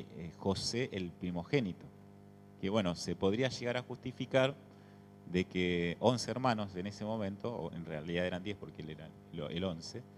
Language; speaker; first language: Spanish; native; Spanish